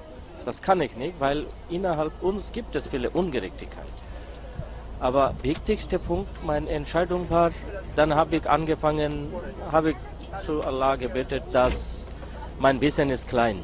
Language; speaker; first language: German; non-native, learner; Bangla